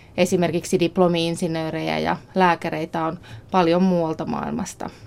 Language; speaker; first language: Finnish; native; Finnish